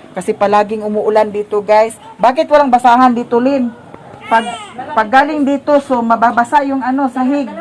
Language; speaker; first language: Filipino; non-native, local second language; Cebuano